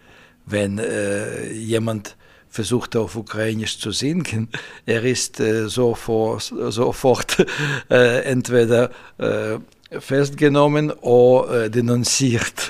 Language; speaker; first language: German; non-native, fluent; Russian